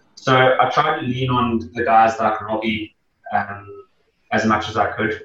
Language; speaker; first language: English; native; English